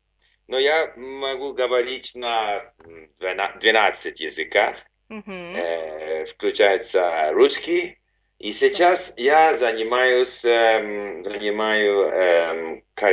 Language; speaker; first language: Russian; non-native, learner; English